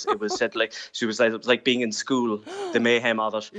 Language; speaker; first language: English; native; English